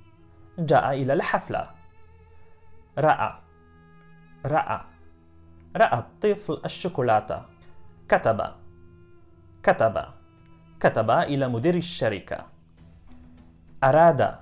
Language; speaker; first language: Arabic; non-native, fluent; Polish